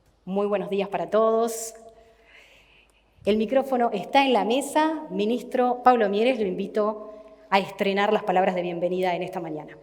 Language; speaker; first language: Spanish; native; Spanish